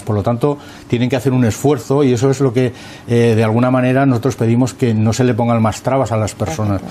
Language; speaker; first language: Spanish; native; Spanish